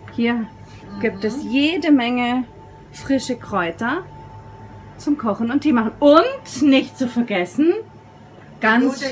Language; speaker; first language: German; native; German